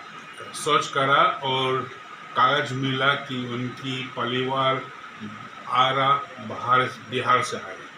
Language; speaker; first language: Hindi; non-native, learner; English